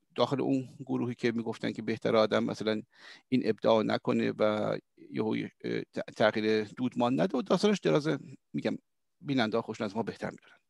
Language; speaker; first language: Persian; early bilingual, heritage; Persian